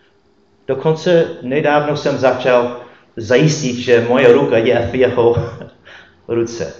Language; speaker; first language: Czech; non-native, fluent; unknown